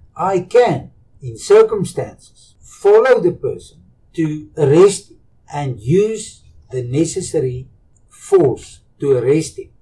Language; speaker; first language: English; non-native, local second language; Afrikaans